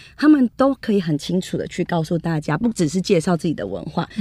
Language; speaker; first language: Chinese; native; Chinese